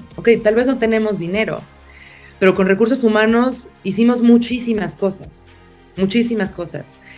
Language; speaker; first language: Spanish; native; Spanish